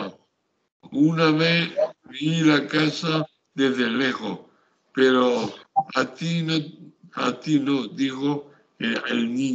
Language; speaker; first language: Spanish; native; Spanish